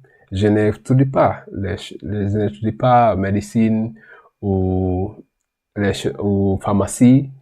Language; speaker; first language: French; non-native, learner; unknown